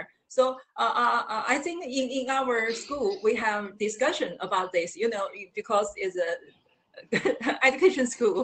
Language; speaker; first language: English; non-native, learner; Chinese